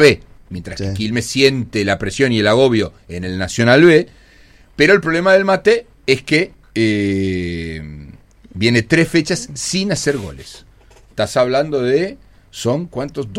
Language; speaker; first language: Spanish; native; Spanish